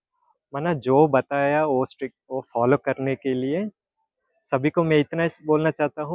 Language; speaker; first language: Hindi; non-native, local second language; Gujarati